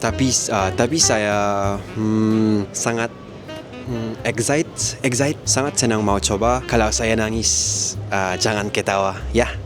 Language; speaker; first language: Indonesian; non-native, learner; Filipino